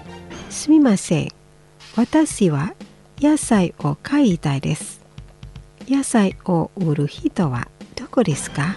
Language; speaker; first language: Japanese; non-native, fluent; Indonesian